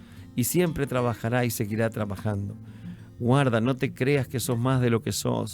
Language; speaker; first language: Spanish; native; Spanish